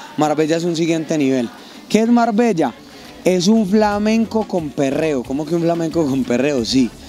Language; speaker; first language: Spanish; native; Spanish